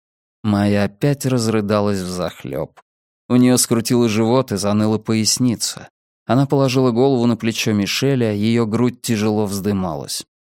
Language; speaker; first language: Russian; native; Russian